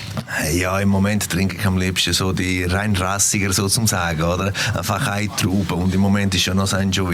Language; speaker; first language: German; non-native, fluent; Italian